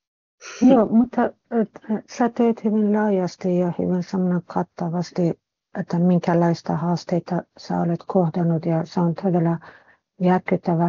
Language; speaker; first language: Finnish; non-native, fluent; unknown